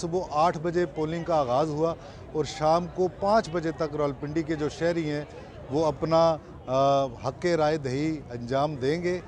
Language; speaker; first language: Urdu; non-native, local second language; Punjabi